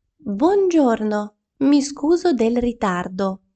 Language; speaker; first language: Italian; non-native, fluent; Ukrainian